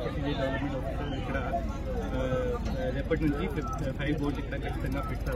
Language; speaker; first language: Telugu; non-native, fluent; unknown